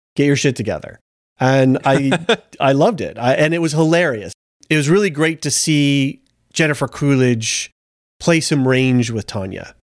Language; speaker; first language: English; early bilingual, other home language; Italian